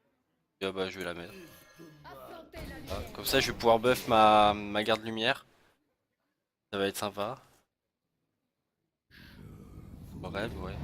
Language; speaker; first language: French; native; French